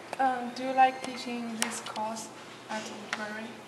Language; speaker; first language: English; non-native, learner; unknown